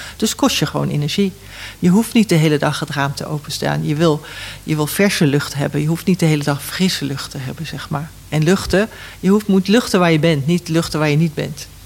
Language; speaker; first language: Dutch; native; Dutch